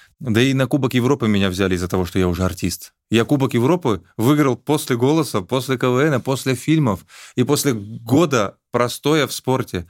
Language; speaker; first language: Russian; native; Russian